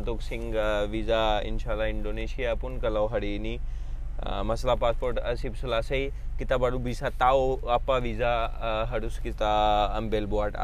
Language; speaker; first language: Indonesian; non-native, fluent; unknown